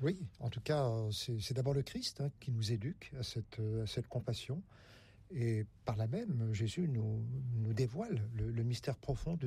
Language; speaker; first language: French; native; French